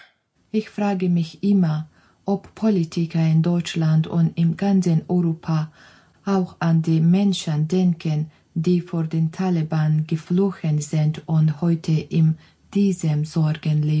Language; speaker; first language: German; non-native, fluent; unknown